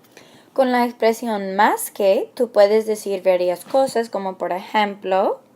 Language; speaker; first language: Spanish; non-native, fluent; English